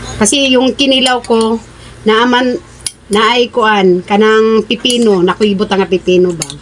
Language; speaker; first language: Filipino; non-native, local second language; Cebuano